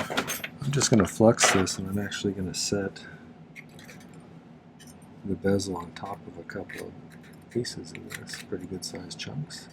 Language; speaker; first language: English; native; English